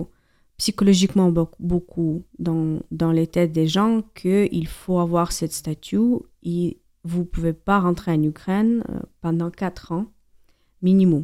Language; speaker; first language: French; non-native, fluent; Ukrainian